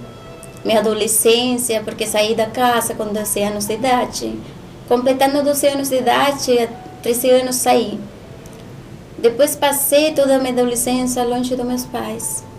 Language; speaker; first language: Portuguese; non-native, learner; Spanish